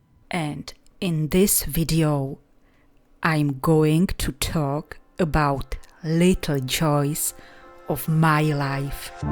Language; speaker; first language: English; non-native, fluent; Czech